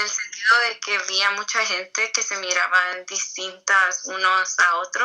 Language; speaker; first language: Spanish; early bilingual, heritage; Spanish